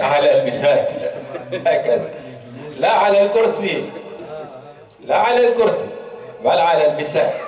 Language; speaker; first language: Arabic; non-native, fluent; French